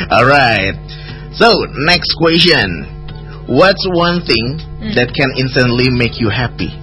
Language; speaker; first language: English; non-native, fluent; Indonesian